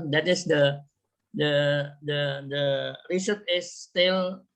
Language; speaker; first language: English; non-native, learner; Indonesian